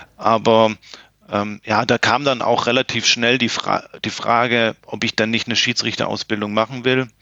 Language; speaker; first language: German; native; German